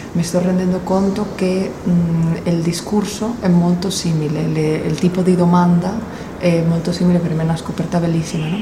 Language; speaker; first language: Italian; non-native, learner; Spanish